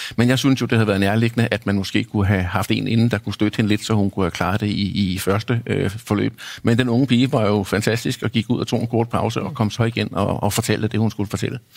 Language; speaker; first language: Danish; native; Danish